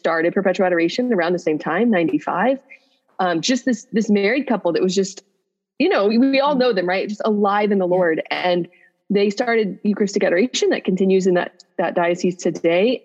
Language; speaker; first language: English; native; English